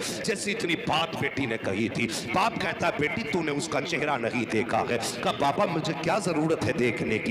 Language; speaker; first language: Urdu; native; Urdu